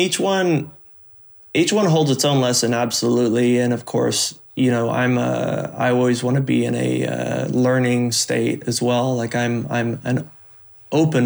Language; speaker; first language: English; native; English